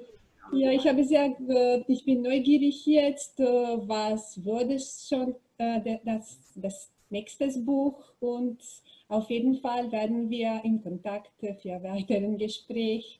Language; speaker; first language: German; non-native, learner; Macedonian